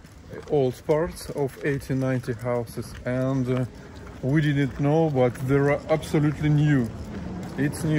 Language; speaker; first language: English; non-native, learner; Russian